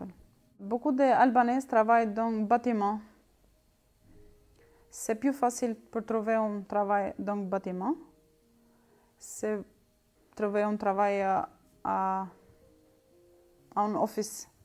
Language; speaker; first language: French; non-native, learner; Albanian